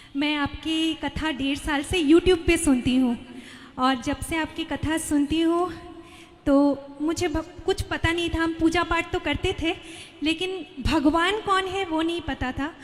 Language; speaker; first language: Hindi; non-native, local second language; Bangla